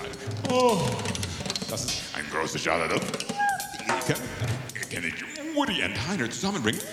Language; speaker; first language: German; non-native, learner; English